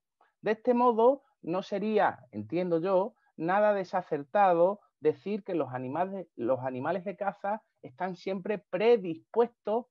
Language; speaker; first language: Spanish; native; Spanish